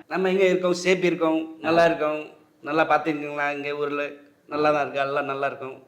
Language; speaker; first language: Tamil; non-native, learner; Hindi